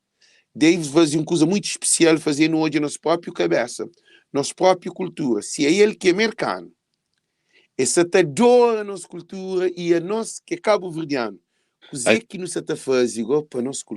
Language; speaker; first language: Portuguese; non-native, local second language; Kabuverdianu